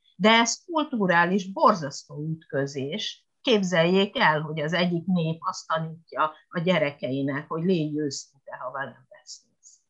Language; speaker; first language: Hungarian; non-native, fluent; Japanese